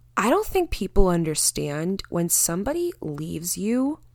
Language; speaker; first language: English; native; English